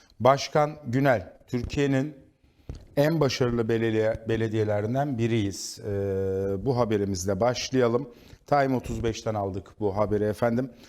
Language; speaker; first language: Turkish; native; Turkish